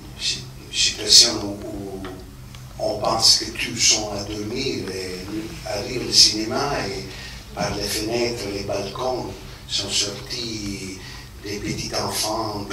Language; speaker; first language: French; non-native, fluent; Italian